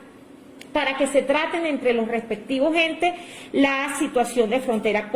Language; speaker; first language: Spanish; native; Spanish